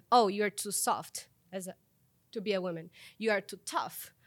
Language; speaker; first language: English; non-native, fluent; Spanish